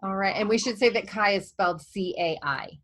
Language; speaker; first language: English; native; English